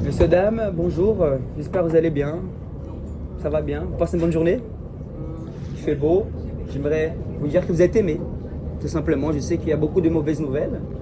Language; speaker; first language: French; early bilingual, other home language; Portuguese